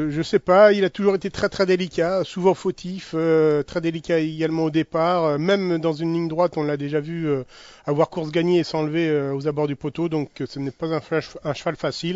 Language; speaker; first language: French; native; French